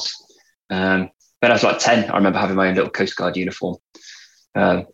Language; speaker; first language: English; native; English